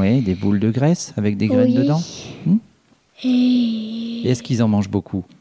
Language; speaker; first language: French; native; French